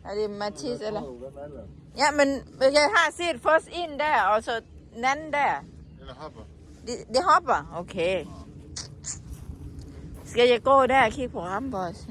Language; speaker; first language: Danish; non-native, learner; Thai